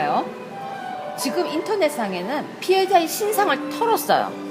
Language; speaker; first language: Korean; native; Korean